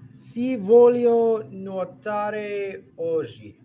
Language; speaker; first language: Italian; non-native, learner; English